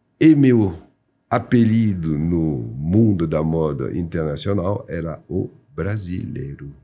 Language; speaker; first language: Portuguese; non-native, fluent; French